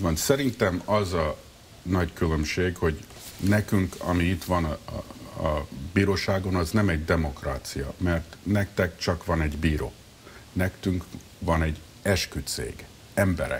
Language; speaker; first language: Hungarian; early bilingual, heritage; Hungarian